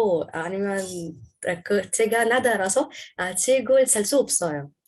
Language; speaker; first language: Korean; non-native, learner; Arabic